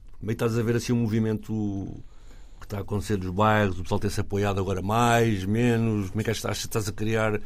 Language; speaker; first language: Portuguese; native; Portuguese